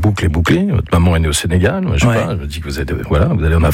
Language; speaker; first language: French; native; French